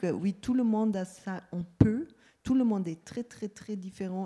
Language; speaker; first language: French; non-native, fluent; German